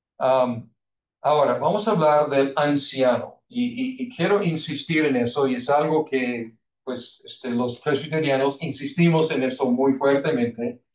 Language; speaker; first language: Spanish; non-native, fluent; English